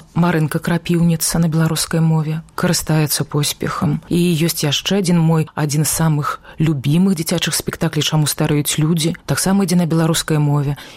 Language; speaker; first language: Belarusian; native; Belarusian